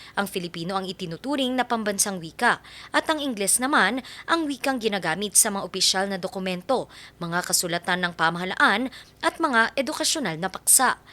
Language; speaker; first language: Filipino; native; Filipino